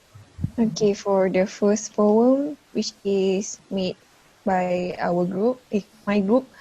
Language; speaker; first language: English; non-native, fluent; Malay